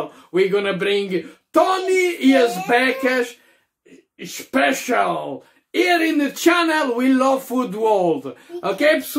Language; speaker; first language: English; non-native, fluent; Portuguese